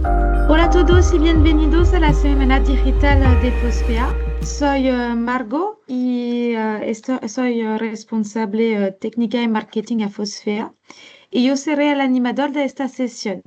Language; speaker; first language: Spanish; non-native, learner; French